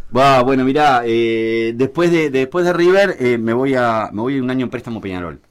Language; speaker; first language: Spanish; native; Spanish